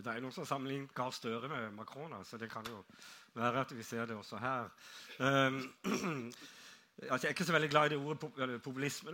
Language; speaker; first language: Norwegian; native; Norwegian